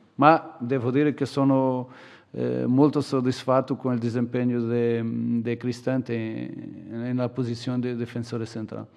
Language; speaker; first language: Italian; non-native, fluent; Portuguese